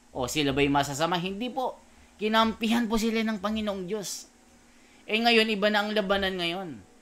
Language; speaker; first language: Filipino; native; Filipino